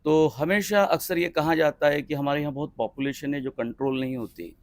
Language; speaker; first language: Hindi; non-native, local second language; Marathi